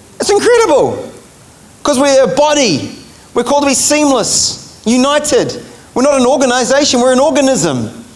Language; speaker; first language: English; native; English